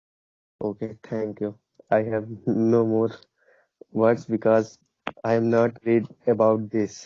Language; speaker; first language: English; non-native, learner; Hindi